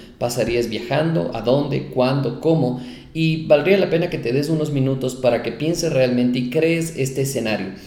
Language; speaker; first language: Spanish; native; Spanish